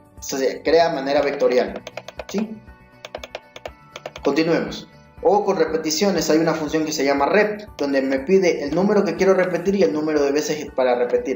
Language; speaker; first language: Spanish; native; Spanish